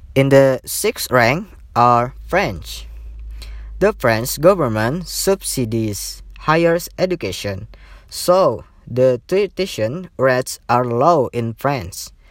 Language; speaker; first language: English; non-native, learner; Indonesian